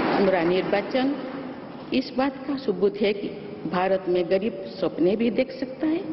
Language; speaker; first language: Hindi; non-native, local second language; Santali